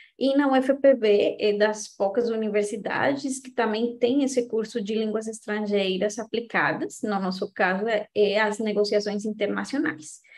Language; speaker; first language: Portuguese; non-native, fluent; Spanish